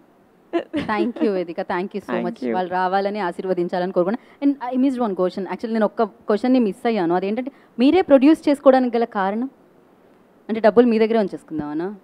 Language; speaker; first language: Telugu; native; Telugu